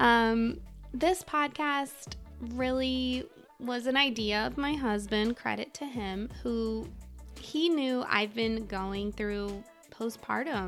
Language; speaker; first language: English; native; English